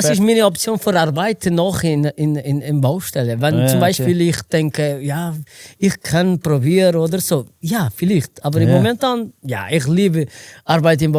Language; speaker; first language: German; non-native, learner; Portuguese